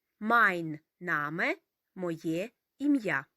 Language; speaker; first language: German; non-native, fluent; Ukrainian